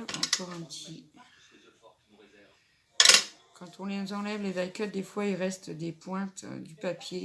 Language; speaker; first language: French; native; French